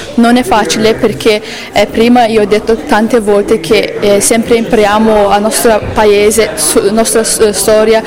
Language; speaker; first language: Italian; non-native, learner; Azerbaijani